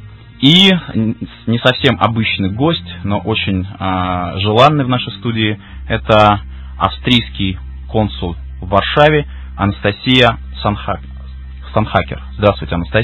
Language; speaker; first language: Russian; native; Russian